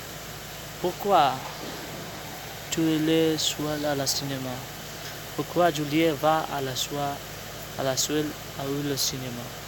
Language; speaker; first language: French; non-native, learner; Spanish